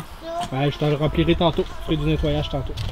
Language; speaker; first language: French; native; French